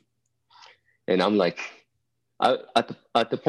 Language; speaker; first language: English; non-native, fluent; Japanese